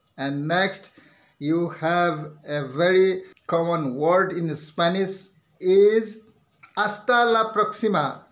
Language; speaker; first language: English; non-native, local second language; Assamese